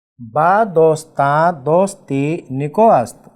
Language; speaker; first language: Persian; non-native, fluent; Urdu